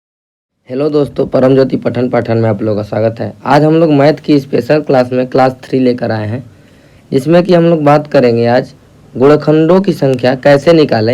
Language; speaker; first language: Hindi; native; Hindi